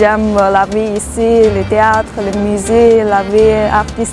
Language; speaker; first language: French; non-native, fluent; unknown